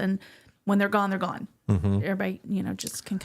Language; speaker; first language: English; native; English